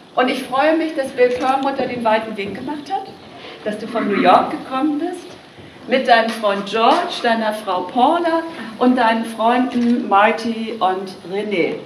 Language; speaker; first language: German; native; German